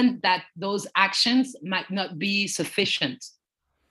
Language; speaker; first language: English; non-native, fluent; French